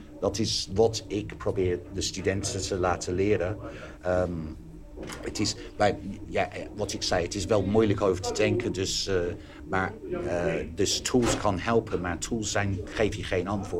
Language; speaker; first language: Dutch; non-native, fluent; English